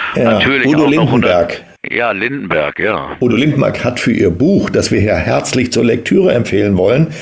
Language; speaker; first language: German; native; German